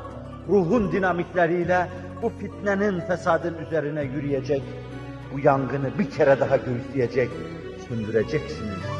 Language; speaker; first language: Turkish; native; Turkish